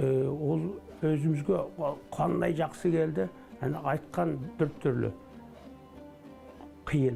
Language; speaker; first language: Kazakh; early bilingual, heritage; Kazakh